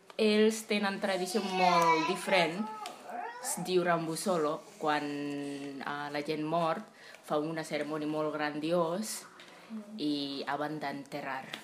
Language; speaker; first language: Catalan; non-native, fluent; Indonesian